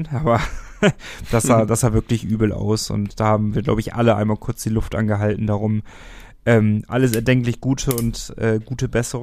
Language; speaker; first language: German; native; German